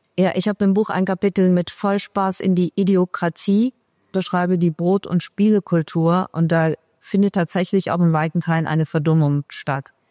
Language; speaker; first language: German; early bilingual, other home language; Persian